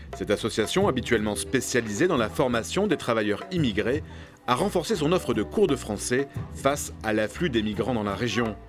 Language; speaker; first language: French; native; French